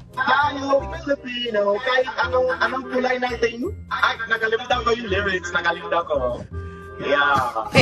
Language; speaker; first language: Filipino; non-native, fluent; Yoruba